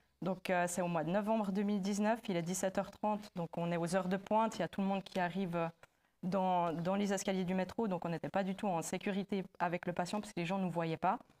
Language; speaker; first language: French; native; French